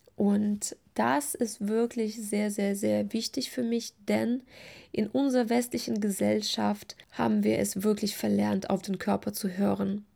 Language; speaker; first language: German; non-native, fluent; Russian